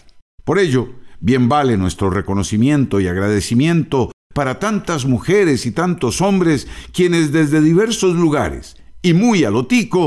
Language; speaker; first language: Spanish; native; Spanish